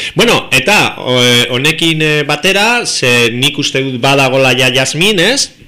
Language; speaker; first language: Basque; non-native, local second language; Spanish